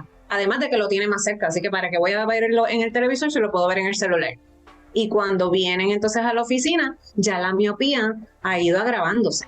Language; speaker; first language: Spanish; native; Spanish